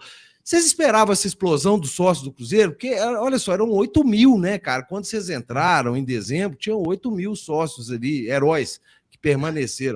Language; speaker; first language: Portuguese; native; Portuguese